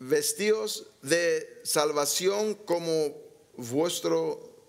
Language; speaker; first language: Spanish; non-native, learner; English